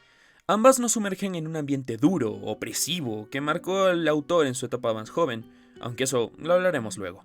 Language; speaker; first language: Spanish; native; Spanish